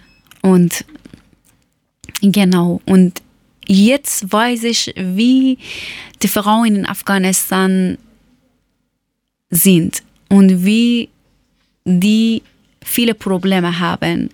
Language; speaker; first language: German; non-native, learner; Persian